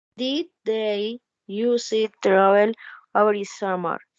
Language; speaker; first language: English; non-native, learner; Spanish